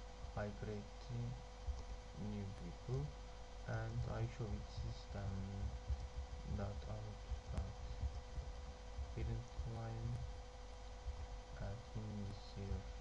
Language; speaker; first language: English; non-native, learner; Turkish